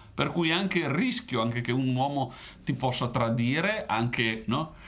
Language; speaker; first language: Italian; native; Italian